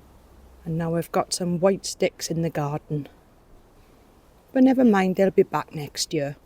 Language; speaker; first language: English; native; English